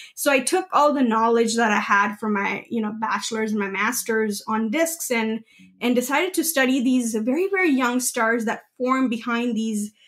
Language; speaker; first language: English; non-native, local second language; Gujarati